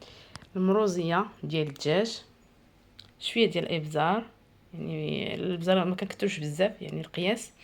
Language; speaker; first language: Arabic; native; Arabic